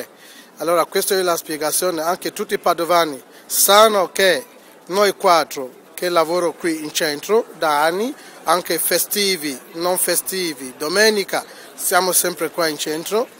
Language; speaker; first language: Italian; non-native, fluent; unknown